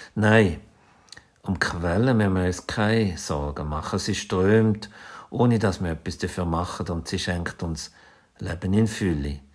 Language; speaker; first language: German; native; German